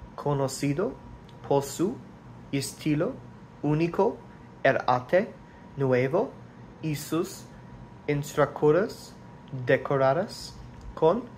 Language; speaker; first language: Spanish; non-native, learner; English